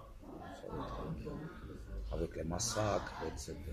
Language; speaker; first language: French; non-native, fluent; Armenian